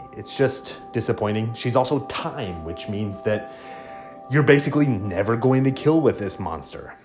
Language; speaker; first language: English; native; English